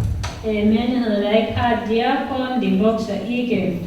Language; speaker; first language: Danish; non-native, learner; Kinyarwanda